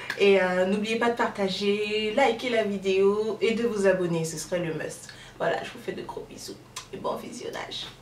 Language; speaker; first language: French; native; French